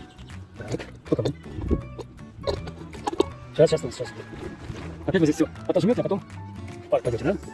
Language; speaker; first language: Russian; native; Russian